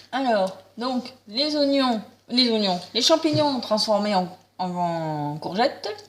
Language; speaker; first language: French; native; French